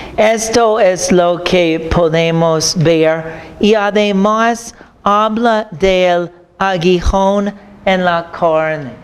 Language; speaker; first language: Spanish; non-native, fluent; English